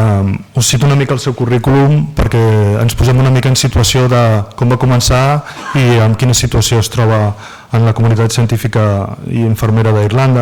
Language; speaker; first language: Catalan; native; Catalan